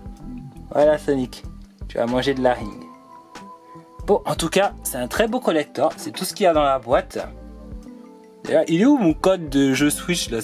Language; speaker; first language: French; native; French